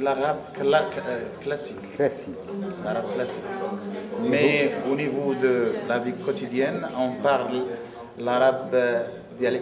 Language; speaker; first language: French; non-native, local second language; Arabic